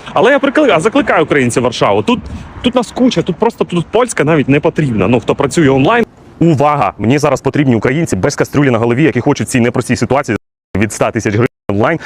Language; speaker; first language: Ukrainian; native; Ukrainian